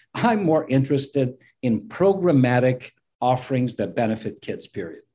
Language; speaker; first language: English; non-native, fluent; Portuguese